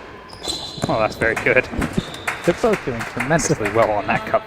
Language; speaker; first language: English; native; English